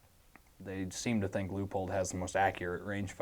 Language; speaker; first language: English; native; English